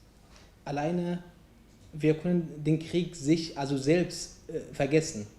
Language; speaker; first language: German; non-native, fluent; Arabic